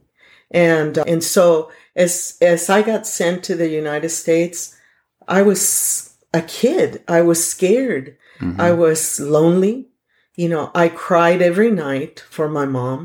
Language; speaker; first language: English; non-native, fluent; Spanish